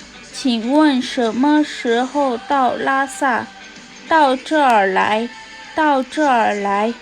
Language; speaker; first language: Chinese; non-native, local second language; Tibetan